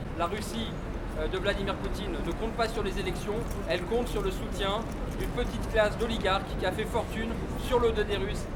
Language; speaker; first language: French; native; French